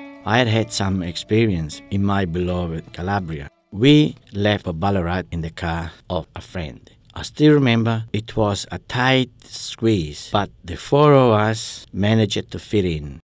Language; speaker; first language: English; non-native, fluent; Italian